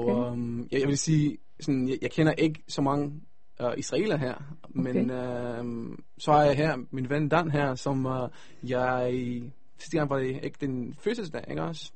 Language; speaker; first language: Danish; non-native, fluent; Hebrew